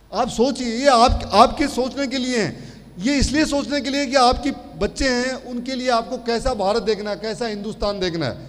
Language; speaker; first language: Hindi; native; Hindi